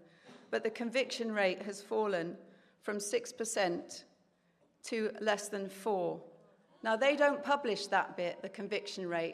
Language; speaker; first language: English; native; English